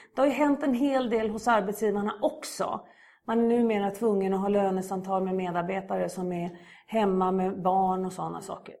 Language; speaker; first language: Swedish; native; Swedish